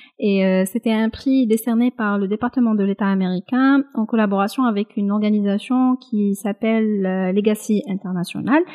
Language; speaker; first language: French; non-native, local second language; Kabyle